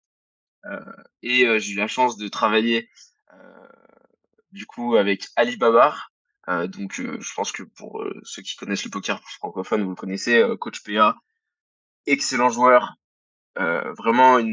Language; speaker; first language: French; native; French